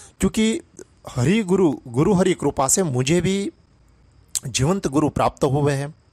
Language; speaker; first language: Hindi; non-native, local second language; Gujarati